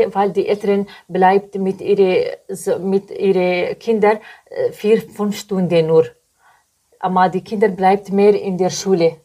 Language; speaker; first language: German; non-native, learner; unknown